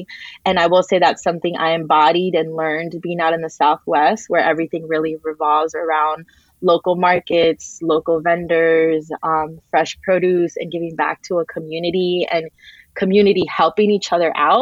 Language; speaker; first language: English; early bilingual, other home language; Spanish